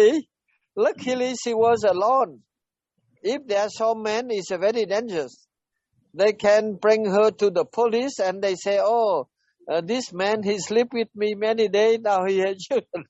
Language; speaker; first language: English; non-native, learner; Vietnamese